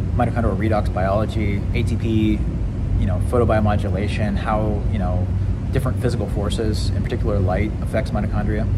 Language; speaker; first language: English; native; English